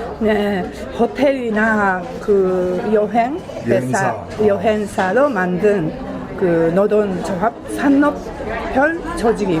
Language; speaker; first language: Korean; non-native, fluent; Japanese